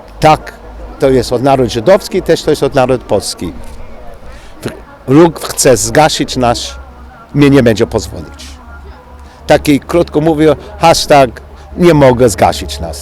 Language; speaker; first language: Polish; non-native, learner; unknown